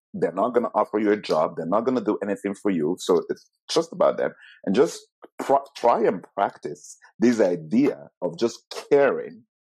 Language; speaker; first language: English; non-native, fluent; Italian